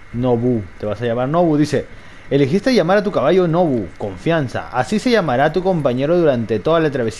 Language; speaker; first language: Spanish; native; Spanish